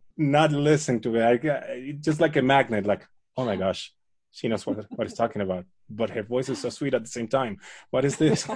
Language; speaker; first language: English; non-native, fluent; Spanish